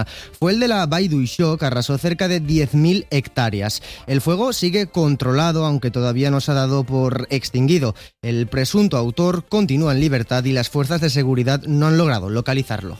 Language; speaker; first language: Spanish; native; Spanish